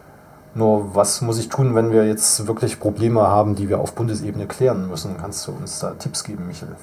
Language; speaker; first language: German; native; German